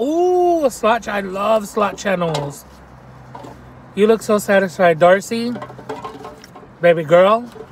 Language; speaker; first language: English; early bilingual, other home language; Spanish